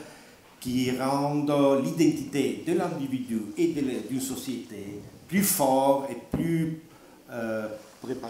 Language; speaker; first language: French; non-native, learner; Italian